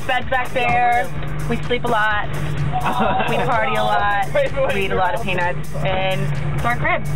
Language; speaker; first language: English; native; English